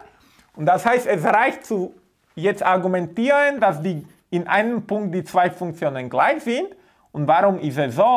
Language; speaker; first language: German; non-native, fluent; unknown